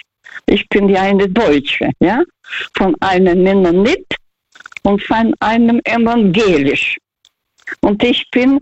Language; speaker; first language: German; early bilingual, heritage; Russian